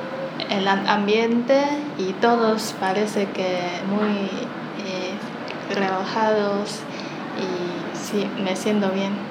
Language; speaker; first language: Spanish; non-native, learner; Chinese